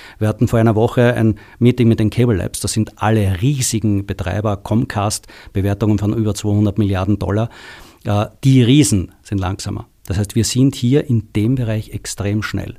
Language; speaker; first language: German; native; German